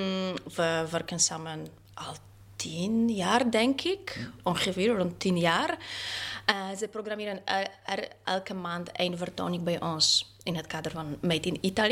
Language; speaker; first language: Dutch; non-native, fluent; Polish